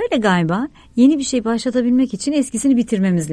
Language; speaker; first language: Turkish; native; Turkish